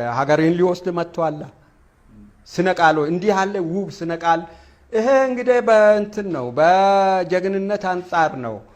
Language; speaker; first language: Amharic; non-native, local second language; Wolaytta